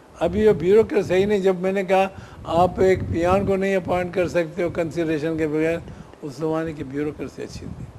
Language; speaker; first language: Urdu; non-native, local second language; Sindhi